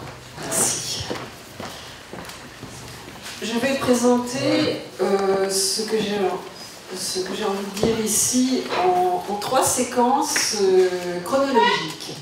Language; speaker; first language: French; native; French